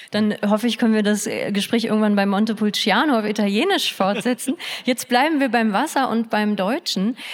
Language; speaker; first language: German; native; German